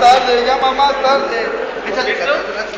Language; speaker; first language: Spanish; native; Spanish